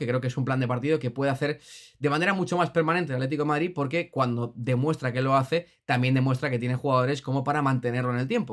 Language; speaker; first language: Spanish; native; Spanish